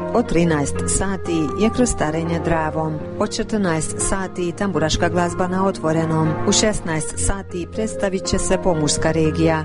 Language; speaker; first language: Croatian; early bilingual, heritage; Croatian